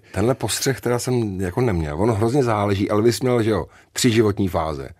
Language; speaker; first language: Czech; native; Czech